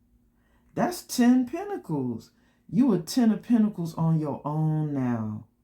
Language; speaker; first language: English; native; English